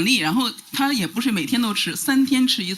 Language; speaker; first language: Chinese; native; Chinese